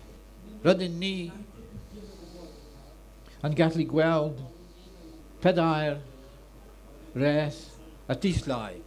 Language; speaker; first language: Welsh; non-native, learner; French